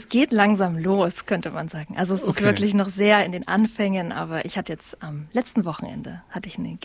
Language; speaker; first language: German; native; German